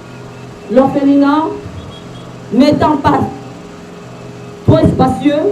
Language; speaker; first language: French; non-native, local second language; Lingala